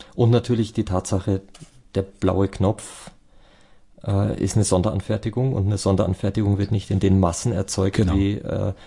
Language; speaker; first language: German; native; German